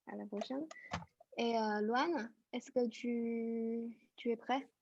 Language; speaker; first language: French; non-native, fluent; Chinese